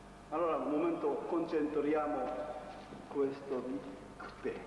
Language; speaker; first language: Italian; non-native, fluent; Japanese